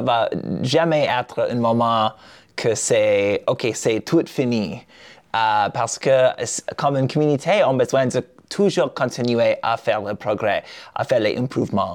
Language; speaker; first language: French; non-native, learner; English